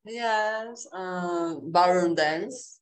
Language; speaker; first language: English; non-native, learner; Portuguese